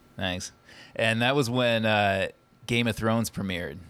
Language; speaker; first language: English; native; English